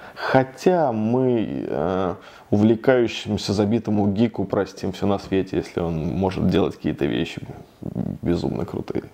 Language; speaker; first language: Russian; native; Russian